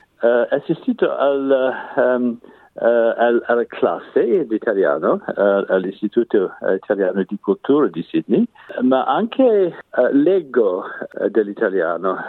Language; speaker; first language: Italian; non-native, learner; English